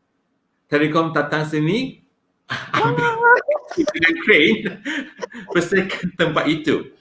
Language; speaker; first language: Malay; non-native, local second language; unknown